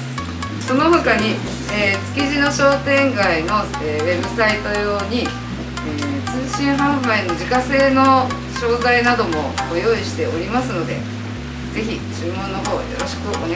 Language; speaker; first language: Japanese; native; Japanese